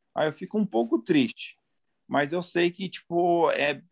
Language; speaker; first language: Portuguese; native; Portuguese